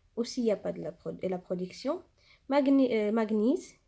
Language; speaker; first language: French; non-native, local second language; Arabic